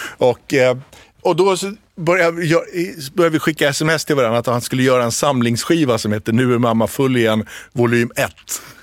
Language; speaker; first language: Swedish; early bilingual, other home language; Arabic